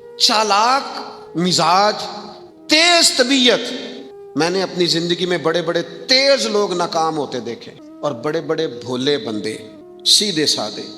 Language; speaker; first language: Urdu; non-native, local second language; Punjabi